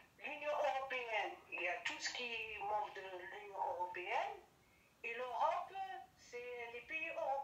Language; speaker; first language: French; non-native, learner; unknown